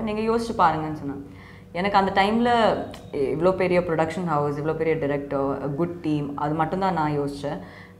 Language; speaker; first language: Tamil; non-native, fluent; Malayalam